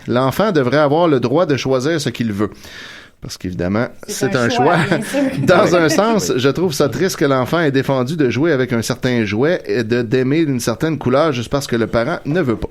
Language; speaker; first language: French; native; French